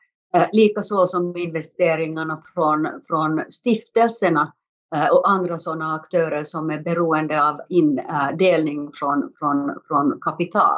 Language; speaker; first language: Swedish; non-native, fluent; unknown